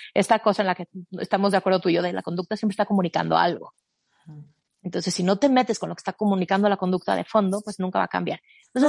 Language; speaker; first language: Spanish; native; Spanish